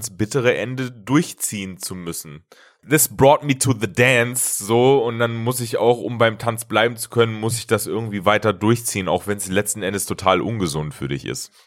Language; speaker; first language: German; native; German